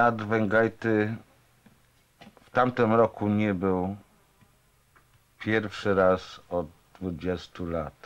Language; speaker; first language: Polish; native; Polish